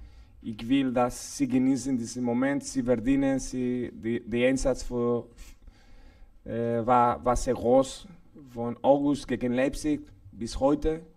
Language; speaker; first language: German; non-native, learner; Spanish